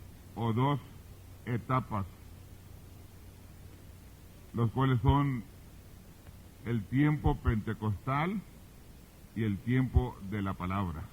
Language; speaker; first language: Spanish; early bilingual, heritage; Spanish